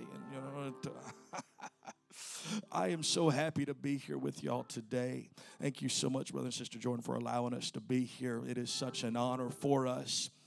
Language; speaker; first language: English; native; English